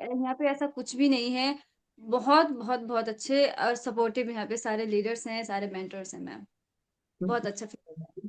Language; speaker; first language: Hindi; non-native, local second language; Assamese